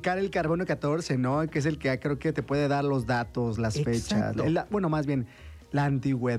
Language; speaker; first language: Spanish; native; Spanish